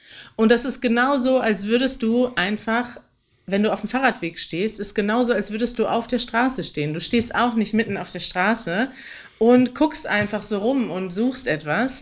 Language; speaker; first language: German; native; German